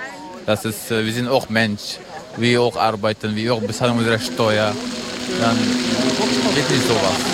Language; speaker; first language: German; non-native, learner; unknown